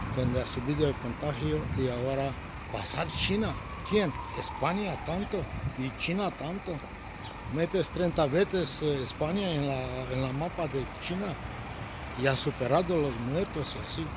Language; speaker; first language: Spanish; non-native, learner; Romanian